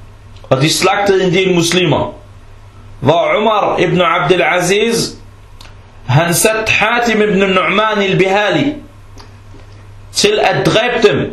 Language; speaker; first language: Danish; non-native, fluent; Arabic